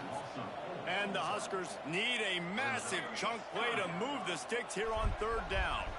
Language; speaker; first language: English; native; English